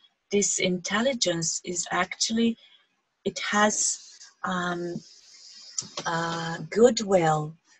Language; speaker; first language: English; non-native, fluent; Slovenian